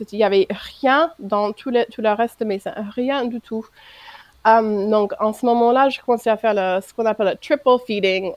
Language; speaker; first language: French; non-native, fluent; English